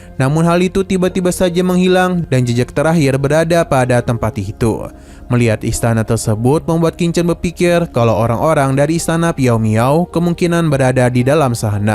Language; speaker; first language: Indonesian; native; Indonesian